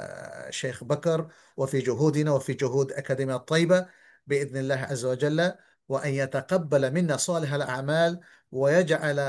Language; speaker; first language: Arabic; non-native, fluent; Bangla